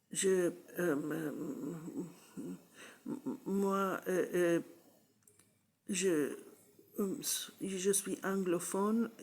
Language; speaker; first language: French; non-native, learner; English